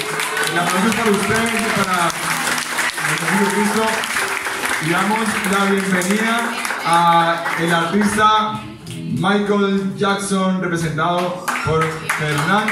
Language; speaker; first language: Spanish; native; Spanish